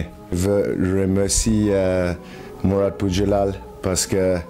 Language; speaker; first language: French; non-native, learner; English